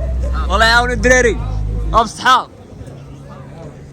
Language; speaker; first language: Arabic; native; Arabic